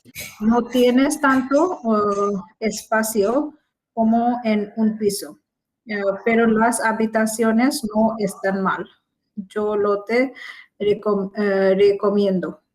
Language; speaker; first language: Spanish; non-native, learner; Bangla